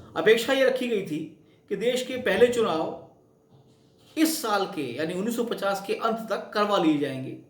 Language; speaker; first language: Hindi; native; Hindi